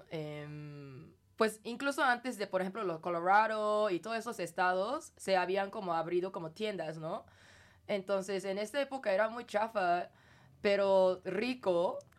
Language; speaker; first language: Spanish; early bilingual, heritage; Spanish